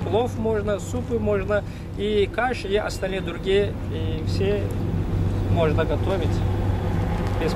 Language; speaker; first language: Russian; non-native, fluent; Turkish